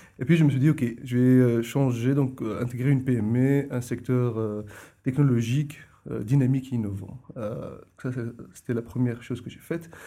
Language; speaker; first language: French; non-native, local second language; Arabic